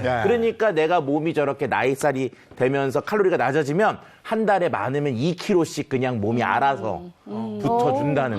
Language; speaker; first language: Korean; native; Korean